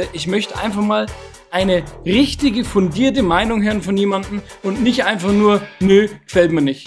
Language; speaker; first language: German; native; German